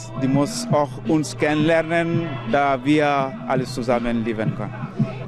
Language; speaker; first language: German; non-native, learner; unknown